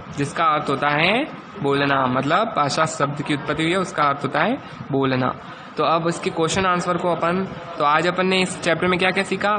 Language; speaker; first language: Hindi; native; Hindi